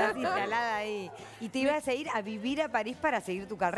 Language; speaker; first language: Spanish; native; Spanish